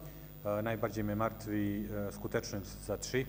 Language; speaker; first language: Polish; non-native, learner; Serbian